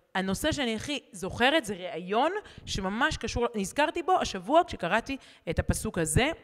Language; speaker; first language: Hebrew; native; Hebrew